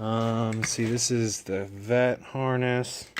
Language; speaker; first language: English; native; English